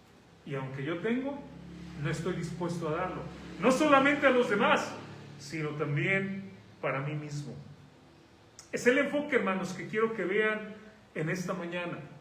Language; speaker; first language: Spanish; native; Spanish